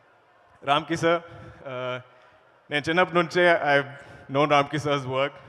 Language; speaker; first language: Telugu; non-native, learner; Malayalam